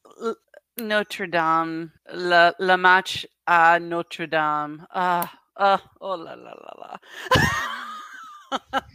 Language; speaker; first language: French; non-native, learner; English